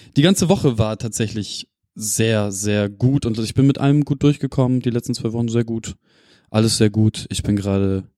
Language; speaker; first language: German; native; German